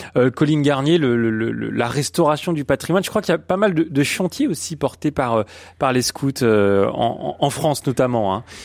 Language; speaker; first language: French; native; French